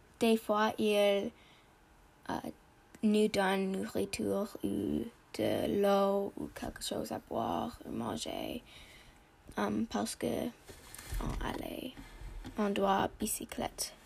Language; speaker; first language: French; non-native, learner; English